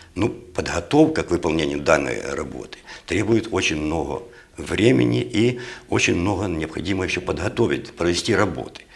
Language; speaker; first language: Russian; native; Russian